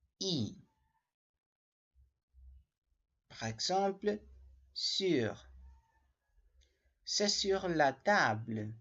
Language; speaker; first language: French; non-native, learner; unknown